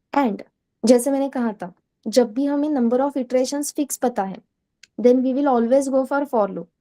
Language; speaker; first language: Hindi; non-native, local second language; Marathi